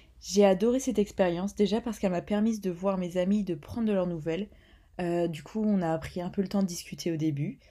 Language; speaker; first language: French; native; French